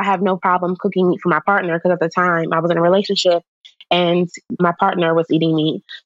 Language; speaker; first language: English; native; English